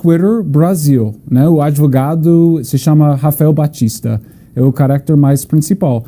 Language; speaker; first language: Portuguese; non-native, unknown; English